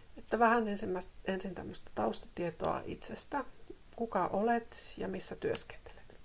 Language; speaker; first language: Finnish; native; Finnish